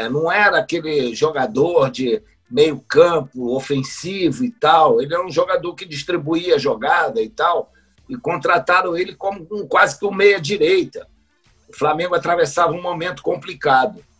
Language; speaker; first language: Portuguese; native; Portuguese